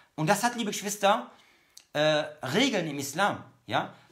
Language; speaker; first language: German; native; German